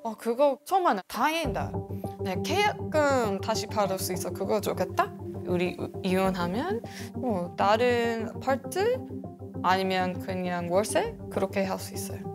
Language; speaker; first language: Korean; non-native, learner; English